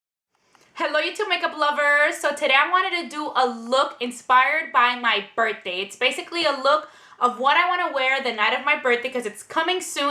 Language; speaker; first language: English; native; English